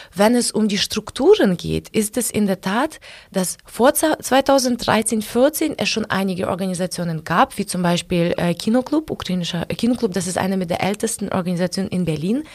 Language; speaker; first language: German; non-native, fluent; Ukrainian